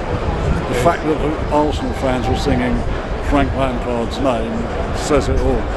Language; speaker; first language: English; native; English